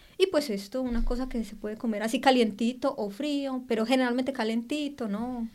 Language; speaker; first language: Spanish; native; Spanish